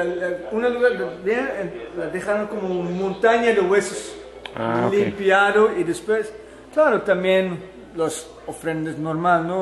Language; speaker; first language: Spanish; non-native, fluent; Dutch